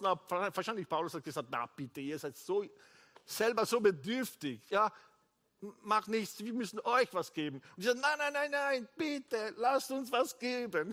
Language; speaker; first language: German; non-native, fluent; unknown